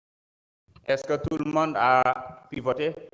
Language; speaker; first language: French; non-native, local second language; Wolof